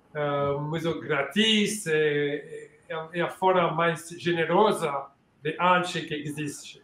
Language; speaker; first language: Portuguese; non-native, learner; French